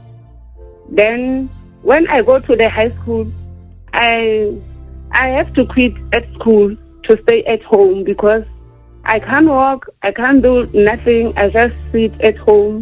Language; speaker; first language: English; non-native, local second language; Southern Sotho